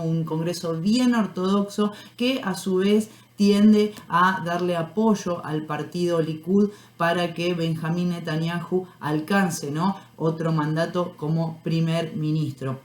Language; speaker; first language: Spanish; native; Spanish